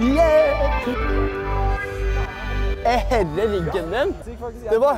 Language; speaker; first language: Norwegian; native; Norwegian